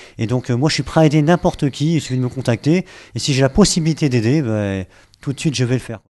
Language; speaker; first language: French; native; French